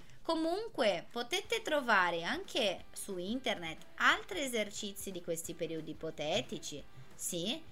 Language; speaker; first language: Italian; non-native, fluent; Portuguese